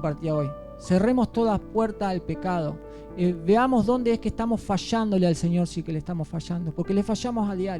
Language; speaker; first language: Spanish; native; Spanish